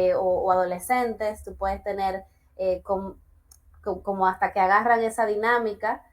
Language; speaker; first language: Spanish; native; Spanish